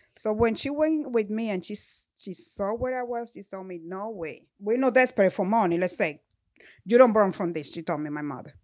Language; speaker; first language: English; non-native, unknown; Spanish